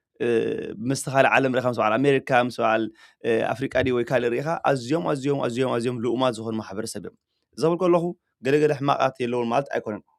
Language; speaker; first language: Tigrinya; native; Tigrinya